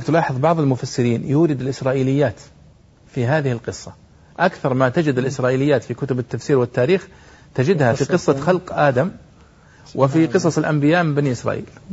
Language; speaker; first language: Arabic; native; Arabic